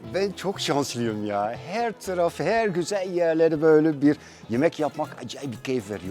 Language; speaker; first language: Turkish; non-native, fluent; Dutch